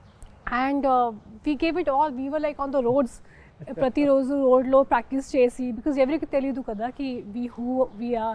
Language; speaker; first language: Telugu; non-native, fluent; Hindi